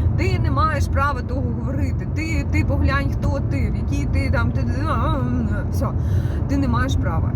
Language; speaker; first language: Ukrainian; non-native, local second language; Russian